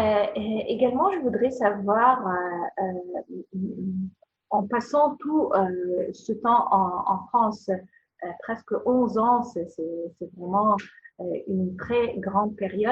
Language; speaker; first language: French; non-native, fluent; Arabic